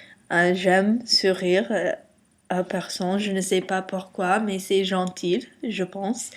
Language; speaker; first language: French; non-native, learner; English